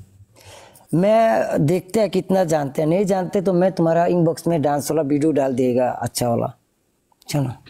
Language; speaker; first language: Hindi; non-native, fluent; Bangla